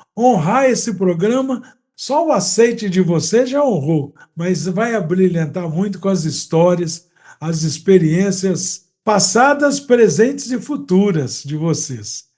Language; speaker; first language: Portuguese; native; Portuguese